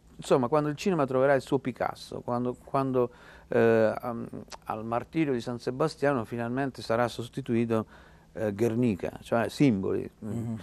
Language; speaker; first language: Italian; native; Italian